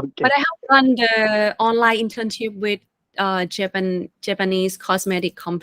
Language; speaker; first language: English; non-native, fluent; Thai